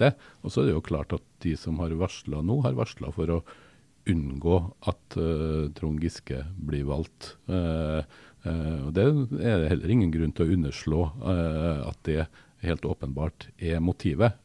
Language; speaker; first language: Norwegian; native; Norwegian